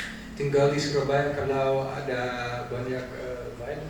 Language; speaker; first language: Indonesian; non-native, learner; Dutch